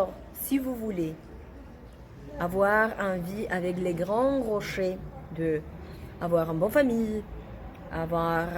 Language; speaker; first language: French; non-native, learner; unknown